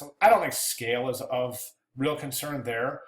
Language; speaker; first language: English; native; English